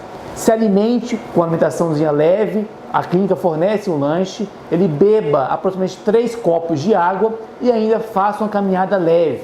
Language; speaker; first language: Portuguese; native; Portuguese